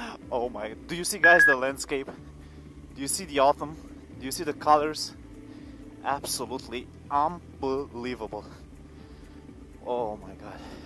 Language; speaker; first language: English; non-native, fluent; Romanian